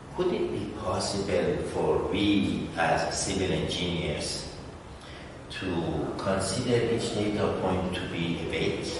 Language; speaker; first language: English; non-native, fluent; Persian